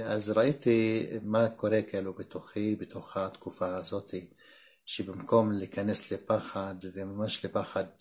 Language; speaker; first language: Hebrew; non-native, local second language; Arabic